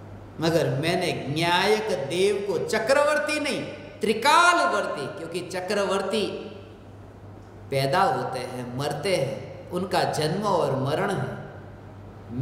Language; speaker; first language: Hindi; non-native, local second language; Gujarati